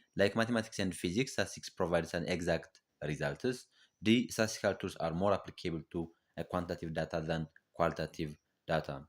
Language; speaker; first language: English; non-native, local second language; Amharic